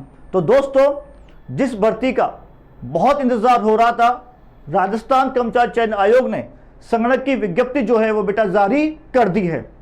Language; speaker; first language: Hindi; native; Hindi